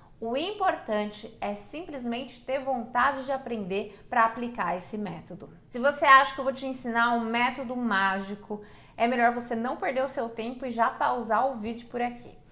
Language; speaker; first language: Portuguese; native; Portuguese